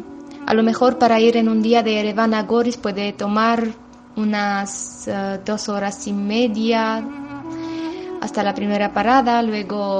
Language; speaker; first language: Spanish; non-native, fluent; Armenian